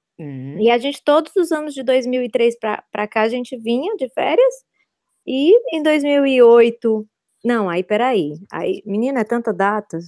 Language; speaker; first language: Portuguese; native; Portuguese